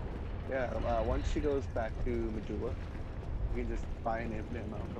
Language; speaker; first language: English; native; English